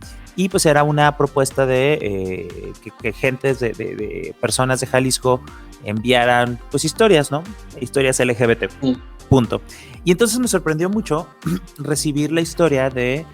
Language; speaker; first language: Spanish; native; Spanish